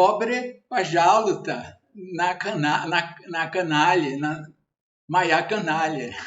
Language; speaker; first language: Russian; non-native, learner; Portuguese